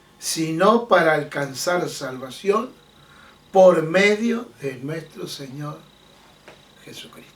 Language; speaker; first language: Spanish; native; Spanish